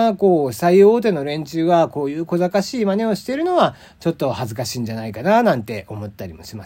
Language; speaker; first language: Japanese; native; Japanese